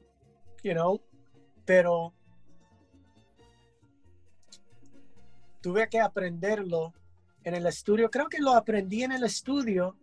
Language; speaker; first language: Spanish; early bilingual, heritage; English